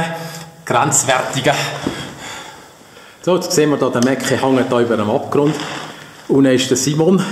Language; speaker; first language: German; native; German